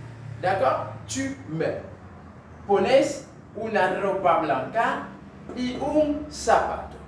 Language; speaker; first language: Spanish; non-native, learner; Haitian Creole